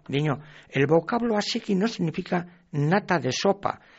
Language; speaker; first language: Spanish; non-native, local second language; Basque